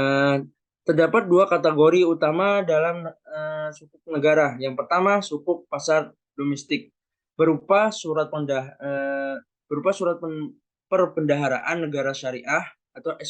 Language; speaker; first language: Indonesian; native; Indonesian